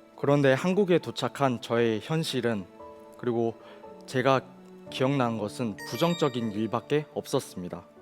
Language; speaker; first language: Korean; early bilingual, other home language; Chinese